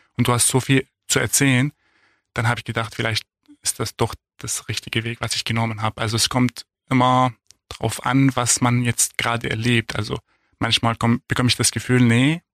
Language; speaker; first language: German; non-native, fluent; Arabic